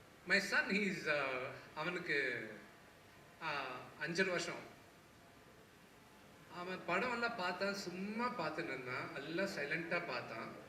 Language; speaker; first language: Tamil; non-native, local second language; Telugu